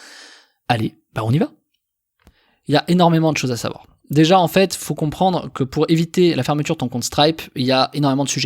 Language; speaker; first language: French; native; French